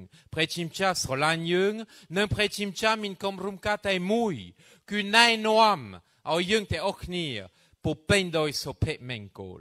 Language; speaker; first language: Khmer; non-native, fluent; French